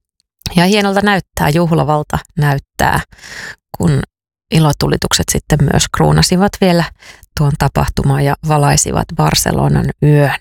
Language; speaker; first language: Finnish; native; Finnish